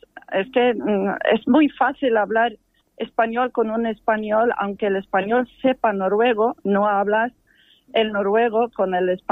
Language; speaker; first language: Spanish; non-native, fluent; Norwegian